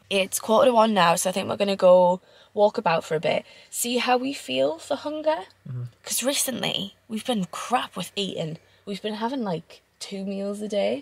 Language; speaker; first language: English; native; English